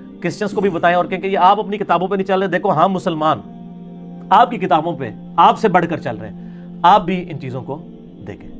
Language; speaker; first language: Urdu; non-native, local second language; Punjabi